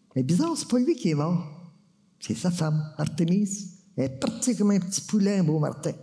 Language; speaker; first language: French; native; French